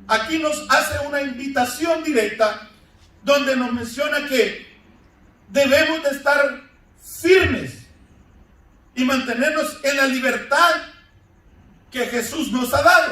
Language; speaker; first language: Spanish; native; Spanish